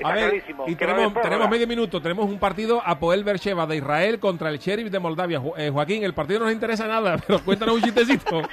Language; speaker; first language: Spanish; native; Spanish